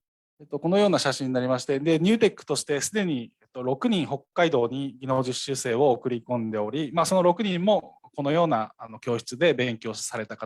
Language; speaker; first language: Japanese; native; Japanese